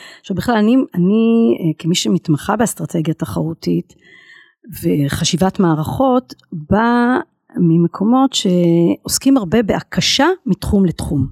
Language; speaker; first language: Hebrew; native; Hebrew